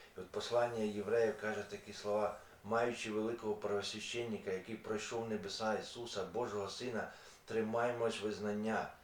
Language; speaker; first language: Ukrainian; non-native, local second language; Russian